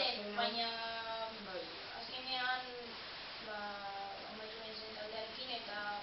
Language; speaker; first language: Basque; non-native, local second language; Spanish